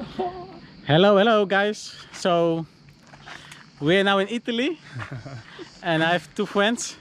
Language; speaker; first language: English; non-native, fluent; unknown